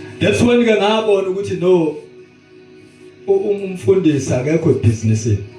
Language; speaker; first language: Zulu; native; Zulu